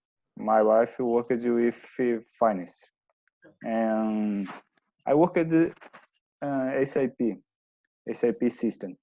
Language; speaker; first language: English; non-native, learner; Portuguese